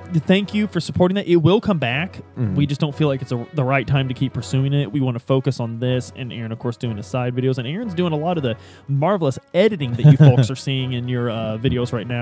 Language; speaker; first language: English; native; English